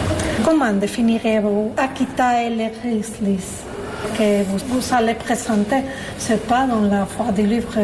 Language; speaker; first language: French; non-native, fluent; Spanish